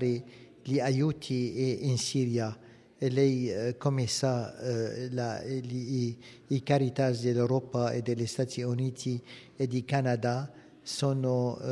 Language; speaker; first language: Italian; non-native, fluent; Arabic